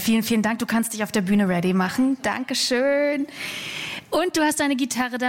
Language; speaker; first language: German; native; German